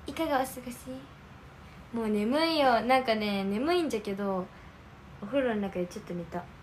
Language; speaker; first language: Japanese; native; Japanese